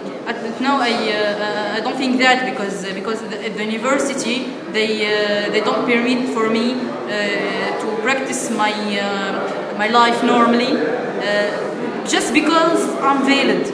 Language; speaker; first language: English; non-native, learner; Arabic